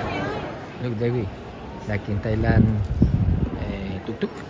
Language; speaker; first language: English; non-native, fluent; Spanish